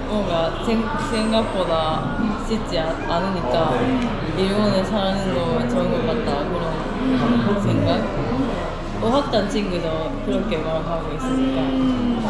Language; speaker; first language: Korean; non-native, learner; Japanese